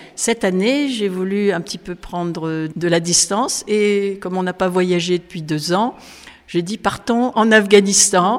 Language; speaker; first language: French; native; French